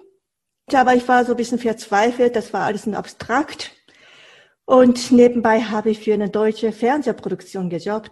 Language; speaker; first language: German; non-native, fluent; Japanese